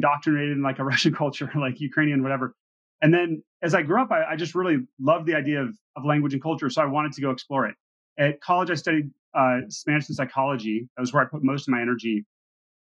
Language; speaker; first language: English; native; English